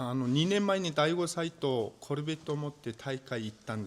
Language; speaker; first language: Japanese; non-native, fluent; Mongolian